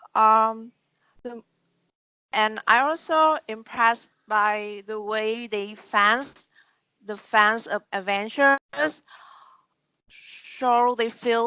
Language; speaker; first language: English; non-native, learner; Vietnamese